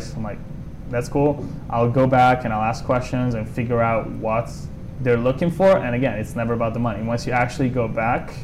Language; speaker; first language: English; non-native, fluent; Italian